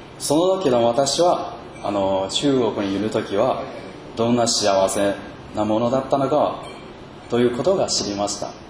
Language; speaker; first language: Japanese; non-native, fluent; Chinese